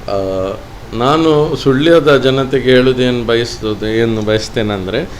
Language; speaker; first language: Kannada; native; Kannada